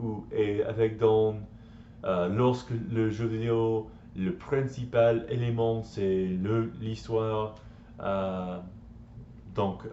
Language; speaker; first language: French; non-native, learner; English